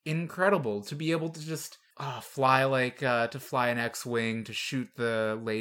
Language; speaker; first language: English; native; English